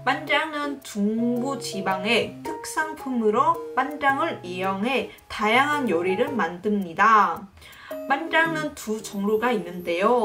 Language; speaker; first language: Korean; non-native, local second language; Vietnamese